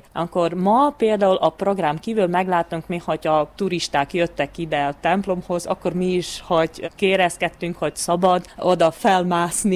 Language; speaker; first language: Hungarian; non-native, local second language; Ukrainian